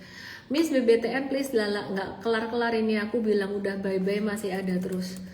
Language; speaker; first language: Indonesian; native; Indonesian